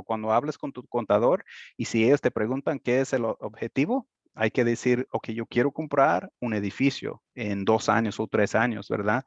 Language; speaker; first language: Spanish; early bilingual, heritage; Spanish